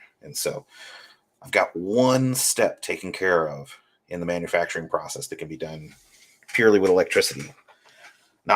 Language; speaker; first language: English; native; English